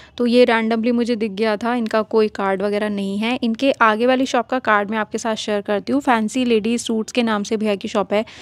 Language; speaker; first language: Hindi; native; Hindi